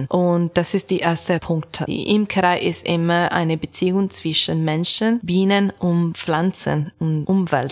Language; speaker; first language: German; non-native, learner; Italian